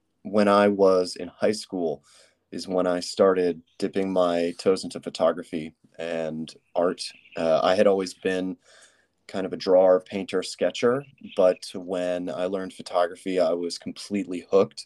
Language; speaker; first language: English; native; English